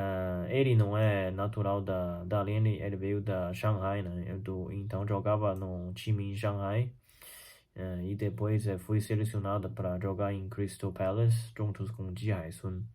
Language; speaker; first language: Portuguese; non-native, fluent; Chinese